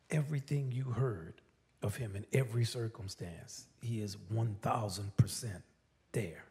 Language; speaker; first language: English; native; English